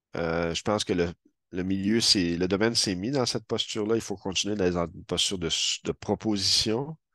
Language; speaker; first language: French; native; French